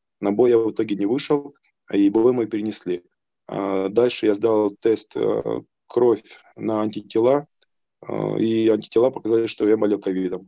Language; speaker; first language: Russian; native; Russian